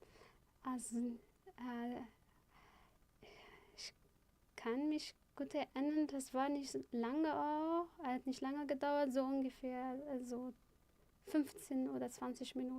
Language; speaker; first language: German; non-native, fluent; Arabic